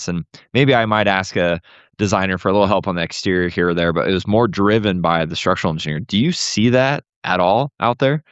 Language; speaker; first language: English; native; English